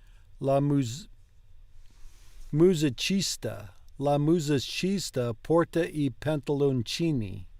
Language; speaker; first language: Italian; non-native, learner; English